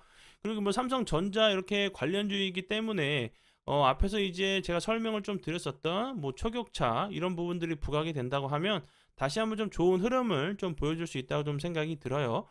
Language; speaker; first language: Korean; native; Korean